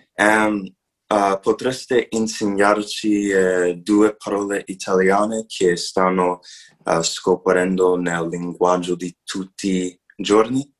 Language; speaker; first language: Italian; non-native, learner; English